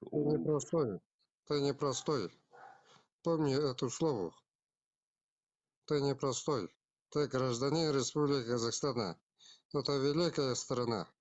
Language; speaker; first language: Russian; non-native, local second language; Kazakh